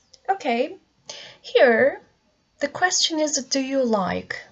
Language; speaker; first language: English; non-native, fluent; Turkish